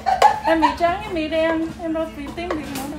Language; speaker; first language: Vietnamese; early bilingual, heritage; Vietnamese